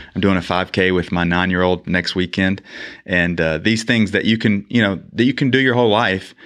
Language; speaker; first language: English; native; English